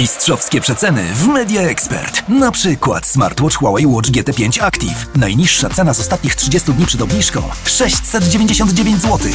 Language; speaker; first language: Polish; native; Polish